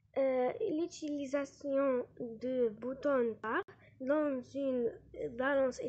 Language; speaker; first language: French; non-native, local second language; Arabic